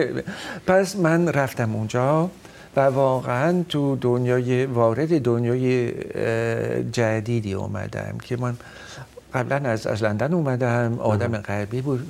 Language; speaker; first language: Persian; non-native, fluent; Dutch